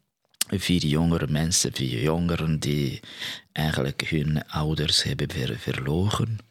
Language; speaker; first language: Dutch; non-native, fluent; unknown